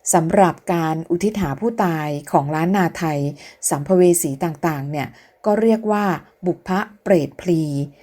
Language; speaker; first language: Thai; native; Thai